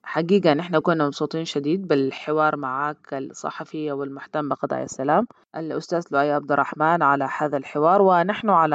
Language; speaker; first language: Arabic; native; Arabic